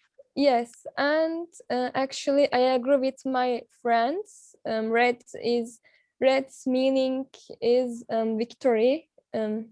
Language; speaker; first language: English; non-native, learner; Turkish